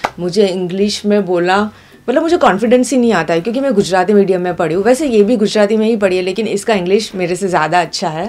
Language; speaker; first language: Hindi; non-native, local second language; Gujarati